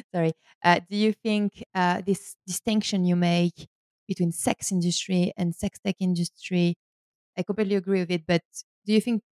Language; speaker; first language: English; non-native, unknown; French